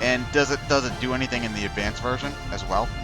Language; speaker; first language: English; native; English